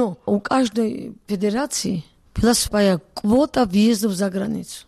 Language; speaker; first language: Russian; non-native, local second language; Georgian